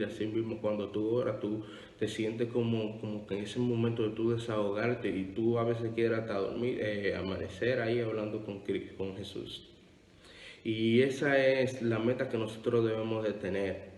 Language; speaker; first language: Spanish; native; Spanish